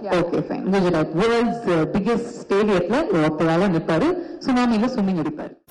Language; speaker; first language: Tamil; native; Tamil